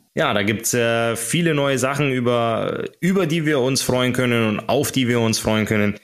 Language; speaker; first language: German; native; German